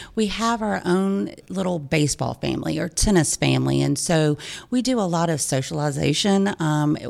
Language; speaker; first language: English; native; English